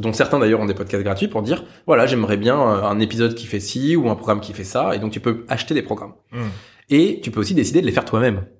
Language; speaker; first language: French; native; French